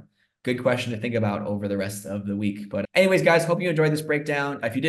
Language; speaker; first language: English; native; English